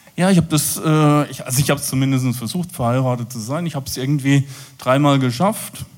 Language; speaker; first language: German; native; German